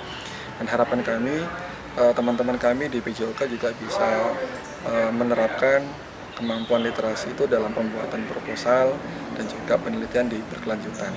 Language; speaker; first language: Indonesian; native; Indonesian